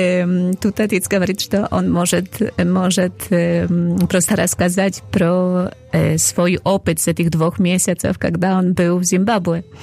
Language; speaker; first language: Russian; non-native, fluent; Polish